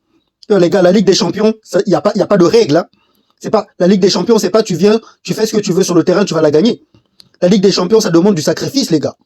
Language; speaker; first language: French; native; French